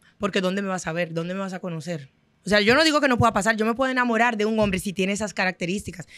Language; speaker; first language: Spanish; non-native, fluent; Haitian Creole